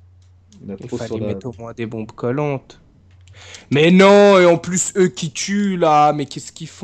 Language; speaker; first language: French; native; French